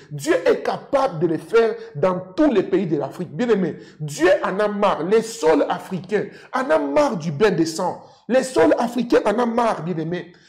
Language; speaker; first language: French; non-native, local second language; Lingala